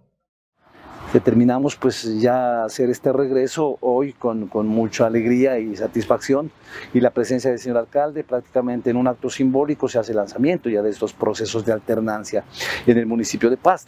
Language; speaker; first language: Spanish; native; Spanish